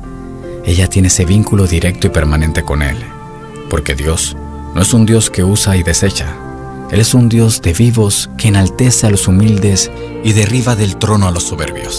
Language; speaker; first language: Spanish; native; Spanish